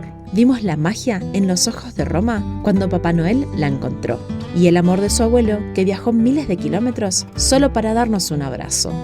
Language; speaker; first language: Spanish; native; Spanish